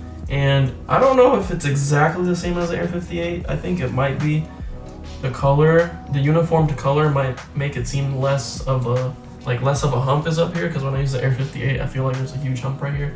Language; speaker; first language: English; native; English